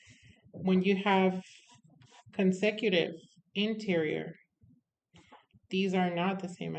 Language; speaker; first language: English; native; English